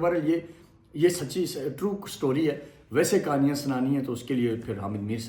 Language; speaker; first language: Urdu; native; Urdu